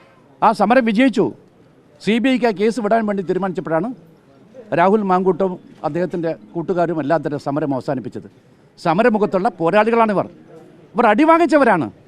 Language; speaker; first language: Malayalam; native; Malayalam